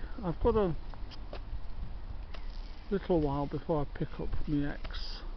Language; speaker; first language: English; native; English